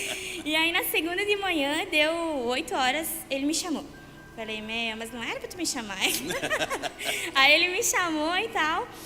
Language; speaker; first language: Portuguese; native; Portuguese